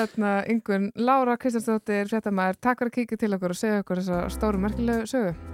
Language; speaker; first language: Icelandic; native; Icelandic